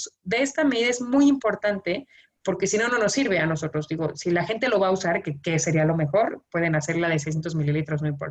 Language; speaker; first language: Spanish; native; Spanish